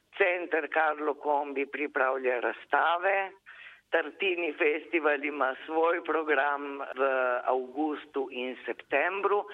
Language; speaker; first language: Slovenian; non-native, local second language; Italian